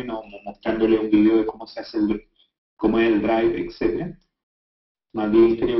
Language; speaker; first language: Spanish; native; Spanish